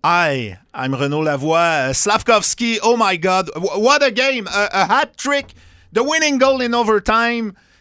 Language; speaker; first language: English; non-native, learner; French